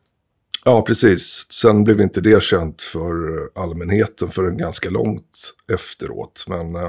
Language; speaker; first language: Swedish; native; Swedish